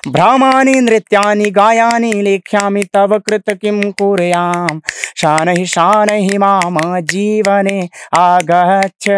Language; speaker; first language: Hindi; native; Hindi